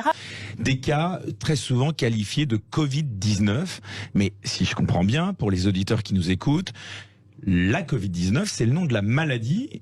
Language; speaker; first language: French; native; French